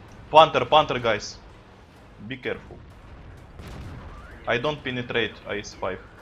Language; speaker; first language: English; non-native, learner; Russian